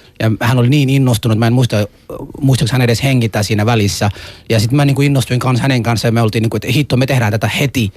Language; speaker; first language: Finnish; non-native, fluent; Arabic